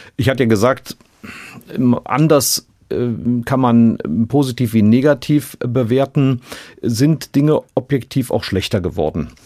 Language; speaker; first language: German; native; German